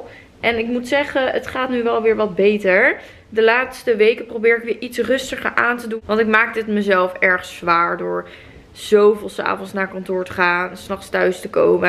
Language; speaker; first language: Dutch; native; Dutch